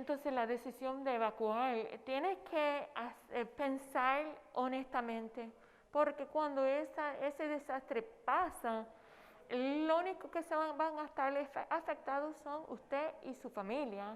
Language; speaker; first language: Spanish; non-native, fluent; English